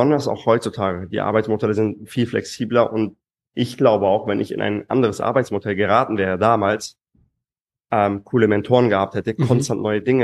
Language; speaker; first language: German; native; German